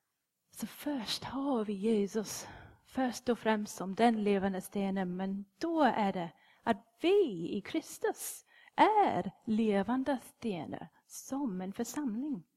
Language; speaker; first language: Swedish; non-native, fluent; English